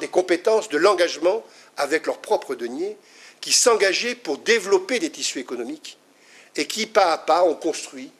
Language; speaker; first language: French; native; French